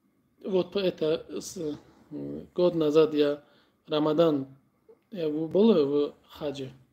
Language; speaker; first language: Russian; non-native, learner; Tajik